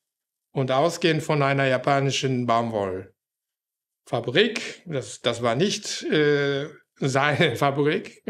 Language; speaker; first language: German; non-native, fluent; Japanese